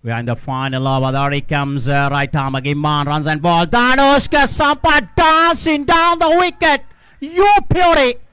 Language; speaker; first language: English; non-native, local second language; Sinhala